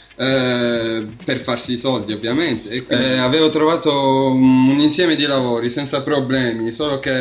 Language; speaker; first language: Italian; early bilingual, other home language; Arabic